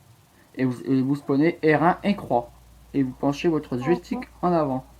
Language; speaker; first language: French; native; French